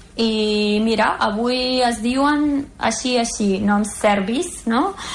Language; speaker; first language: Catalan; non-native, fluent; Serbian